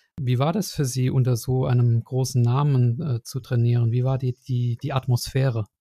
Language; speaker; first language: German; native; German